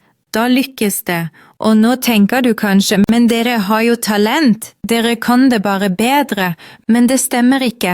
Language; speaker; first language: Norwegian; non-native, fluent; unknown